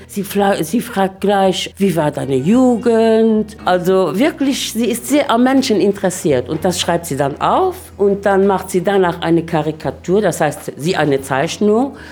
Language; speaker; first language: German; non-native, local second language; Luxembourgish